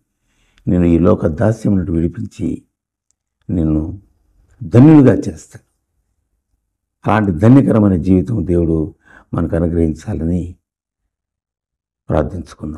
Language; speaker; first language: Telugu; native; Telugu